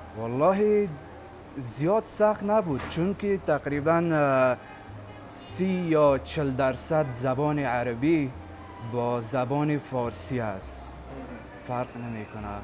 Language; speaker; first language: Persian; non-native, fluent; Arabic